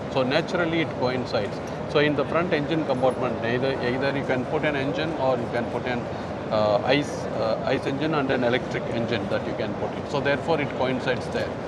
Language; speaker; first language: English; non-native, local second language; Tamil